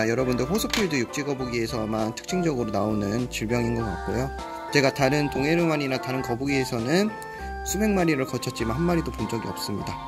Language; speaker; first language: Korean; native; Korean